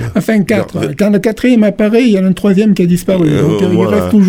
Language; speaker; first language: French; native; French